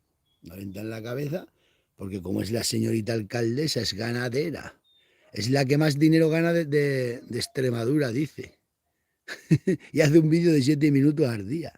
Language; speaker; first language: Spanish; native; Spanish